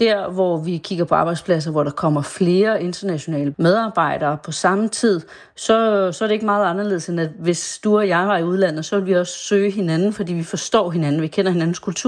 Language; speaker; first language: Danish; native; Danish